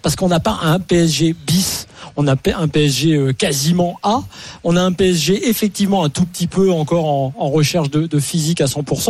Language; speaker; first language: French; native; French